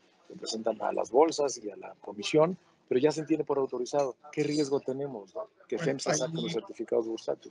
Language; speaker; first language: Spanish; native; Spanish